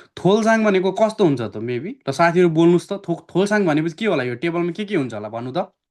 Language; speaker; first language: Nepali; native; Nepali